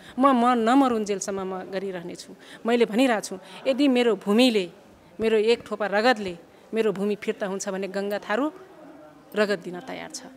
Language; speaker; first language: Nepali; non-native, local second language; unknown